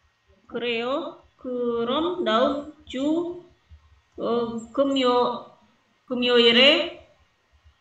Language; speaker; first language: Korean; non-native, learner; Indonesian